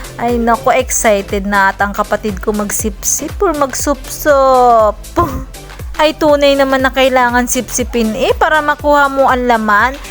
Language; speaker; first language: Filipino; non-native, local second language; Bikol